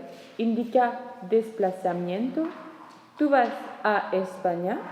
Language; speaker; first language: Spanish; non-native, learner; French